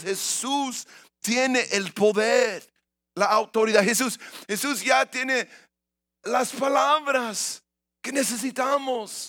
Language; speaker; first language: Spanish; early bilingual, heritage; English